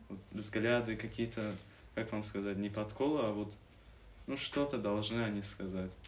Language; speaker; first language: Russian; non-native, local second language; Tajik